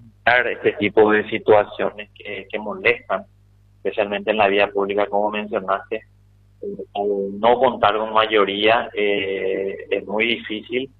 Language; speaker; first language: Spanish; native; Spanish